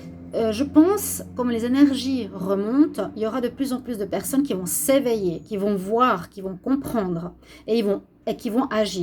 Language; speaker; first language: French; native; French